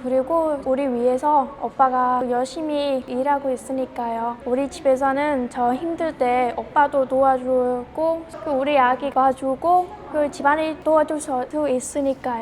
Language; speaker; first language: Korean; non-native, learner; Vietnamese